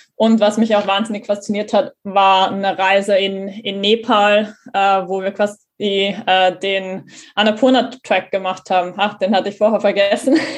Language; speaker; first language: German; native; German